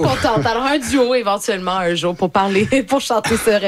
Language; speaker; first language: French; native; French